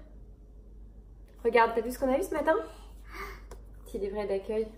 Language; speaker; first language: French; native; French